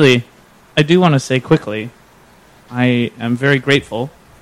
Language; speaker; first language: English; native; English